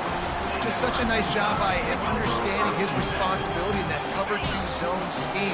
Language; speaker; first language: English; native; English